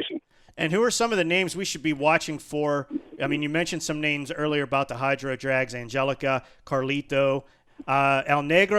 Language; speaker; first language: English; native; English